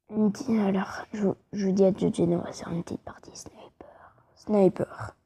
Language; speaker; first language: French; native; French